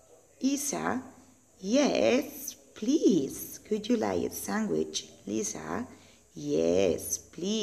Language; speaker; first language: English; non-native, learner; Spanish